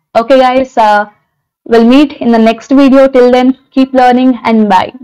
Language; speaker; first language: English; non-native, local second language; Telugu